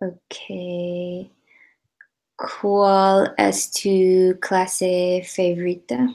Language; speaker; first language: Spanish; non-native, learner; English